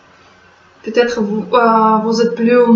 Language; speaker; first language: French; non-native, fluent; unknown